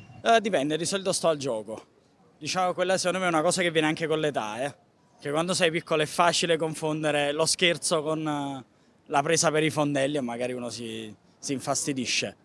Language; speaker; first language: Italian; native; Italian